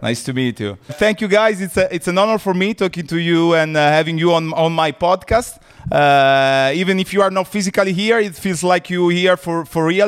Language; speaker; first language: English; non-native, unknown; Italian